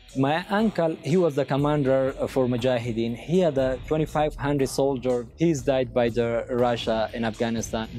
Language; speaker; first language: English; non-native, learner; Persian